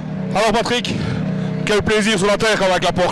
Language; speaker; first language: French; native; French